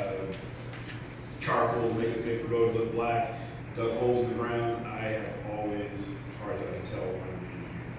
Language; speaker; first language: English; native; English